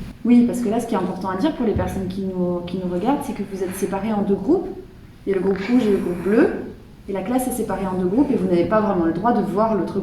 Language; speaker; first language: French; native; French